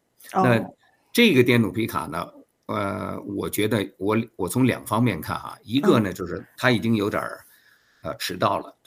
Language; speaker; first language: Chinese; native; Chinese